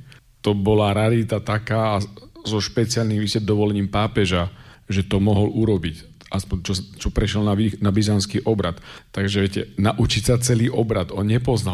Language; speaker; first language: Slovak; native; Slovak